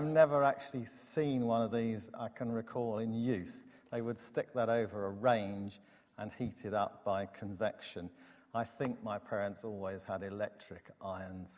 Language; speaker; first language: English; native; English